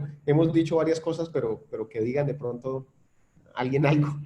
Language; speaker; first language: Spanish; native; Spanish